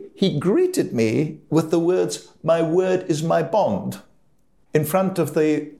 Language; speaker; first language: English; non-native, fluent; German